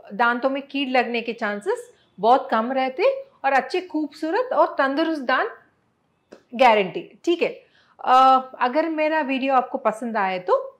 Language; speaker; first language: Hindi; non-native, local second language; Telugu